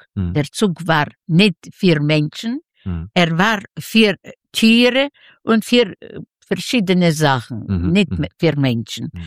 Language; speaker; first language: German; non-native, fluent; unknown